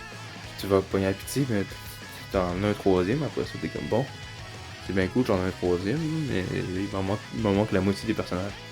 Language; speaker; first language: French; native; French